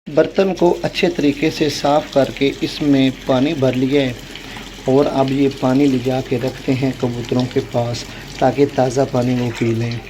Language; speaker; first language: Urdu; non-native, local second language; Punjabi